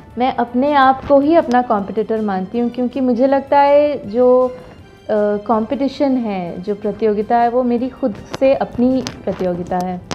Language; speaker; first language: Hindi; non-native, local second language; Bangla